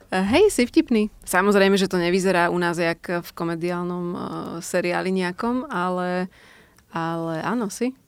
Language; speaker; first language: Slovak; native; Slovak